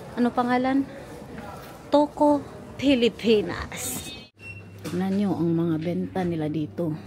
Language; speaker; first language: Filipino; non-native, local second language; Cebuano